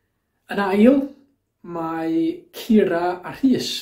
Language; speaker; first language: Welsh; native; Welsh